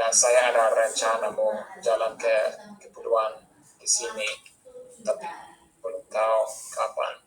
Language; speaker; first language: Indonesian; non-native, fluent; English